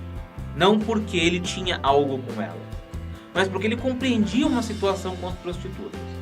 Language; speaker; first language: Portuguese; native; Portuguese